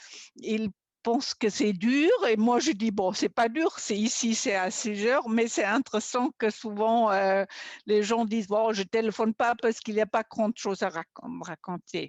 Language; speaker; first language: French; non-native, fluent; German